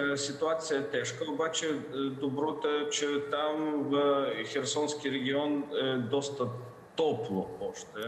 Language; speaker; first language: Bulgarian; non-native, fluent; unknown